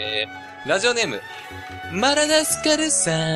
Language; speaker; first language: Japanese; native; Japanese